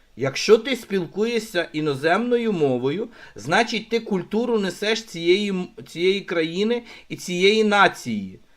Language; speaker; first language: Ukrainian; non-native, local second language; Russian